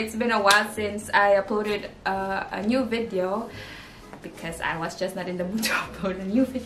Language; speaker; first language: English; non-native, local second language; Cebuano